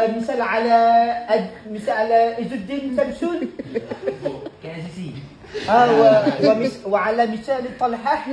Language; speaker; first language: Arabic; non-native, learner; Malay